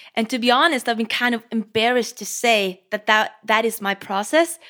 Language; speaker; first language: English; non-native, fluent; Norwegian